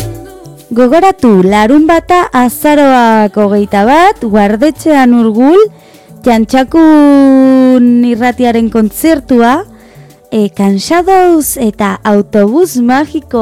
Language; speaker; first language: Basque; non-native, learner; Spanish